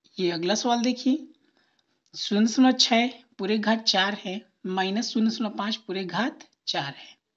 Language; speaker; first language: Hindi; native; Hindi